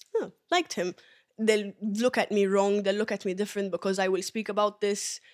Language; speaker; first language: English; early bilingual, other home language; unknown